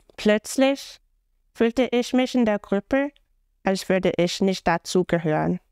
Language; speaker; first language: German; non-native, fluent; English